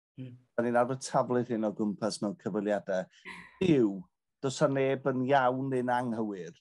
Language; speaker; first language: Welsh; native; Welsh